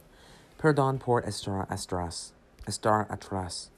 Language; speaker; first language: Spanish; non-native, learner; English